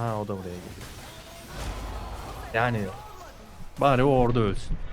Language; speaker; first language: Turkish; native; Turkish